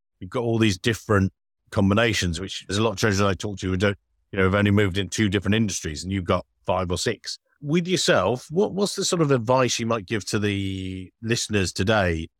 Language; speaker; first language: English; native; English